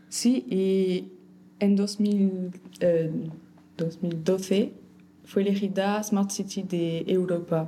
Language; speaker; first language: Spanish; non-native, fluent; French